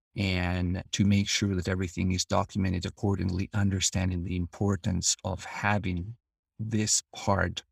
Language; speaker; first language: English; non-native, fluent; Albanian